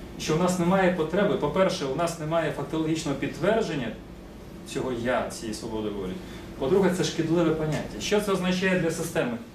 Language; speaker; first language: Ukrainian; non-native, local second language; Russian